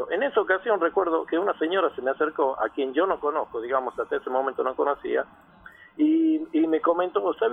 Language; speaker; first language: Spanish; native; Spanish